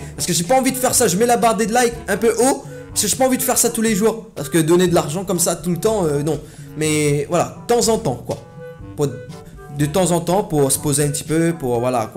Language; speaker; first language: French; native; French